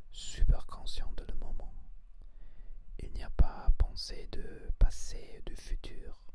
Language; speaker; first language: French; non-native, learner; Spanish